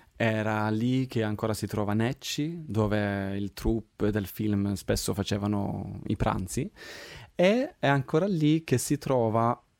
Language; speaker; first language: Italian; non-native, fluent; Swedish